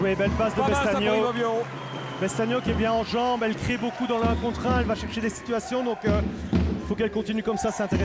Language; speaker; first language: French; native; French